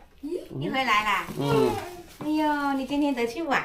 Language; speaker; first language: Chinese; native; Chinese